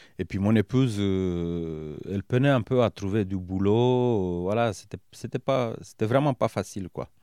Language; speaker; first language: French; non-native, fluent; Romanian